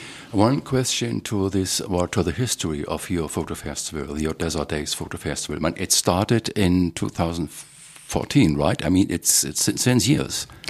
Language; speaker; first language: English; non-native, fluent; German